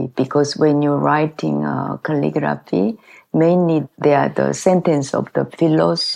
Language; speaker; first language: English; non-native, learner; Korean